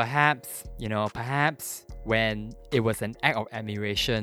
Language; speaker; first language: English; native; English